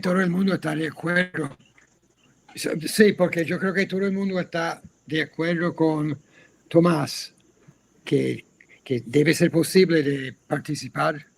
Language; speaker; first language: Spanish; non-native, fluent; English